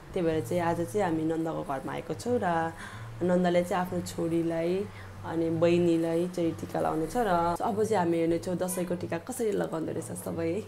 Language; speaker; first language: Nepali; non-native, local second language; Sherpa